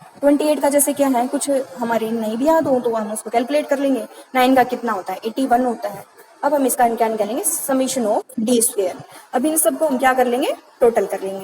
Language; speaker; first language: Hindi; native; Hindi